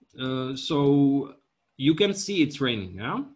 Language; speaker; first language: English; non-native, fluent; Czech